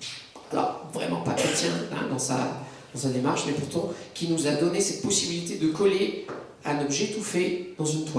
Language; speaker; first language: French; native; French